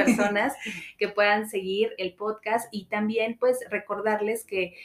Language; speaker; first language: Spanish; native; Spanish